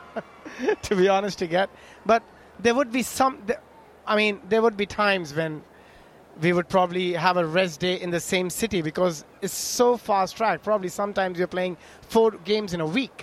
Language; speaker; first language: English; non-native, local second language; Bangla